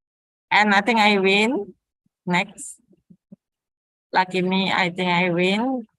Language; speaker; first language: English; non-native, learner; Indonesian